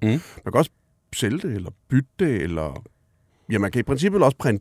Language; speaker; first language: Danish; native; Danish